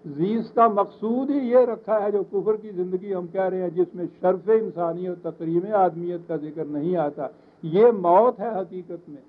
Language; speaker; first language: Urdu; native; Urdu